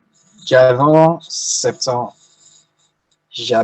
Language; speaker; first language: French; non-native, learner; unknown